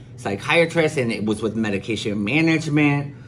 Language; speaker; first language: English; early bilingual, other home language; Spanish